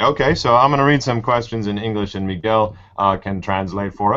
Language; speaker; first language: English; native; English